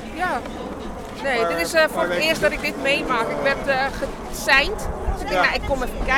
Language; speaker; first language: Dutch; native; Dutch